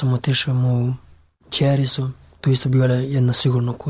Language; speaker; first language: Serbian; non-native, learner; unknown